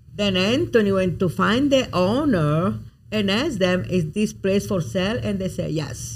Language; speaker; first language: English; non-native, fluent; Italian